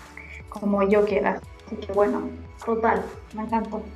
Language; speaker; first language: Spanish; native; Spanish